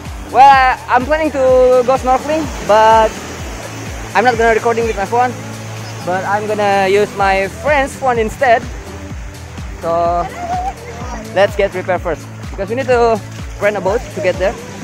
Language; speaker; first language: English; non-native, fluent; Indonesian